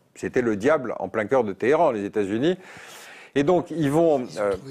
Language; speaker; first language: French; native; French